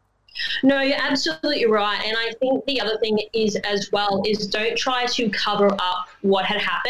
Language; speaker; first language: English; native; English